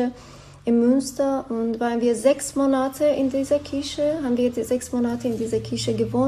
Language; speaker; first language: German; non-native, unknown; Persian